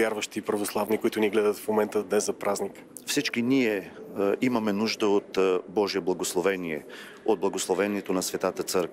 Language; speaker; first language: Bulgarian; native; Bulgarian